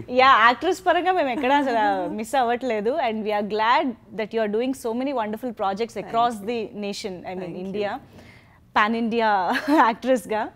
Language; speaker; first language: Telugu; native; Telugu